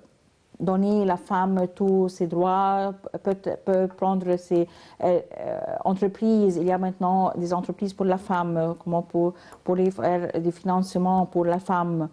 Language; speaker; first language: French; non-native, learner; Arabic